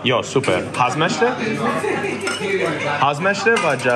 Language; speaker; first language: Hungarian; non-native, learner; English